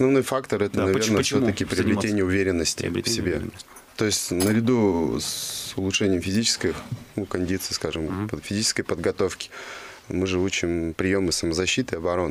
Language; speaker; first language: Russian; native; Russian